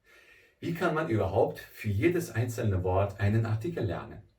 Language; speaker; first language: German; non-native, fluent; Persian